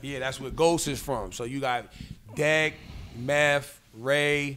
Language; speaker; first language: English; native; English